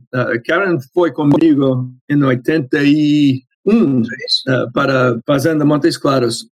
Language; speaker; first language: Portuguese; non-native, fluent; English